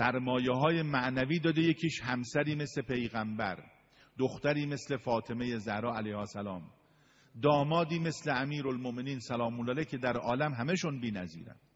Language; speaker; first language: Persian; native; Persian